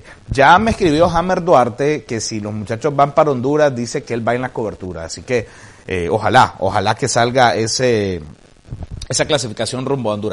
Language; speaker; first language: Spanish; native; Spanish